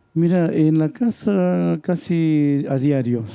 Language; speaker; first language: Spanish; non-native, local second language; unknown